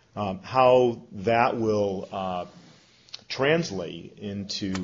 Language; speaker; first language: English; native; English